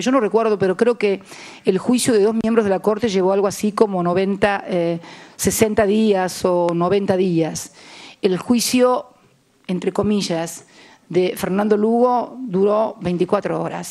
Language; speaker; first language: Spanish; native; Spanish